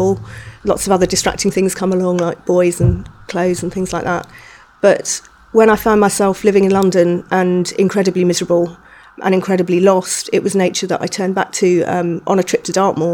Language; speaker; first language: English; native; English